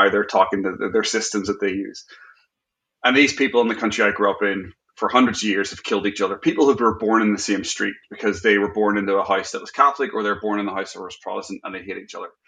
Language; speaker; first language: English; native; English